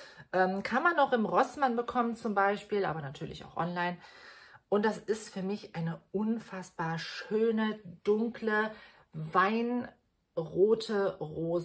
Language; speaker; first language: German; native; German